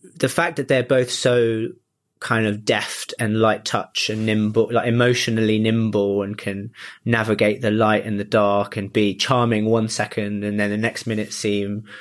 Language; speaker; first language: English; early bilingual, other home language; Japanese